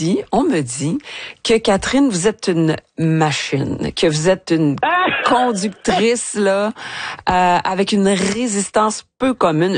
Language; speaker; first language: French; native; French